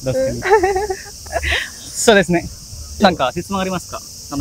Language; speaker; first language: Japanese; non-native, fluent; Indonesian